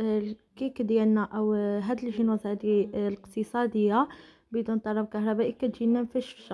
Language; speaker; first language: Arabic; native; Arabic